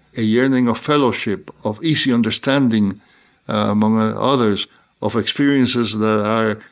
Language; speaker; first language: English; non-native, fluent; Spanish